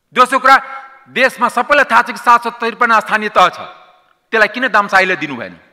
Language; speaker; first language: Nepali; non-native, local second language; Maithili